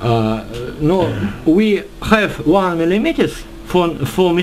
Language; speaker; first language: English; non-native, learner; Russian